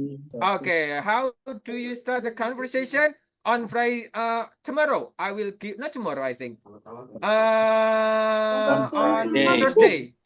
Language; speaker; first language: English; non-native, fluent; Indonesian